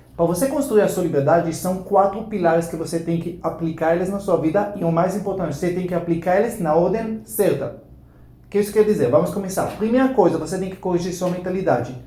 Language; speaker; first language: Portuguese; non-native, fluent; Hebrew